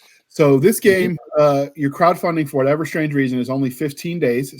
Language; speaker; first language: English; native; English